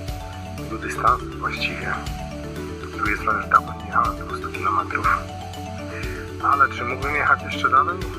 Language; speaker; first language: Polish; native; Polish